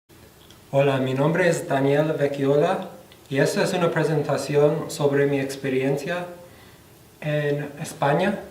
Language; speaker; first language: Spanish; non-native, fluent; English